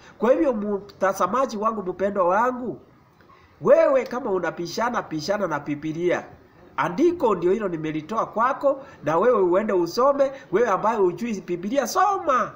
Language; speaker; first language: Swahili; non-native, local second language; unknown